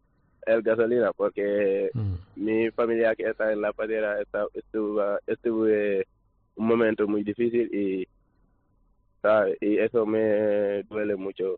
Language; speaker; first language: Spanish; non-native, learner; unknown